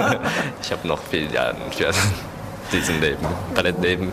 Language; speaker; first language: German; non-native, learner; Japanese